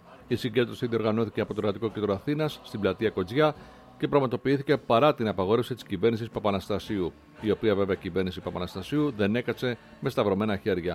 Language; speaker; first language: Greek; native; Greek